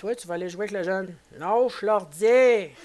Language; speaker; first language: French; native; French